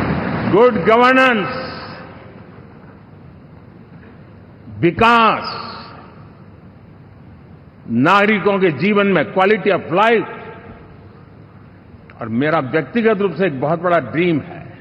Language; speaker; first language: Hindi; non-native, local second language; Gujarati